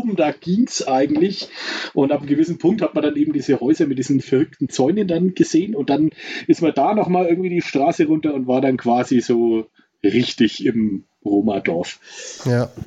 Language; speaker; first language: German; native; German